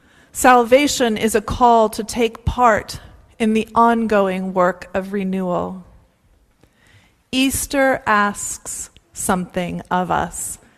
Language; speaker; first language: English; native; English